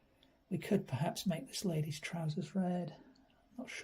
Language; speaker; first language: English; native; English